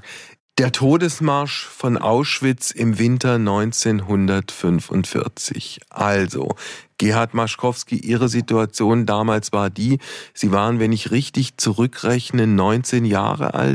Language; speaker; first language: German; native; German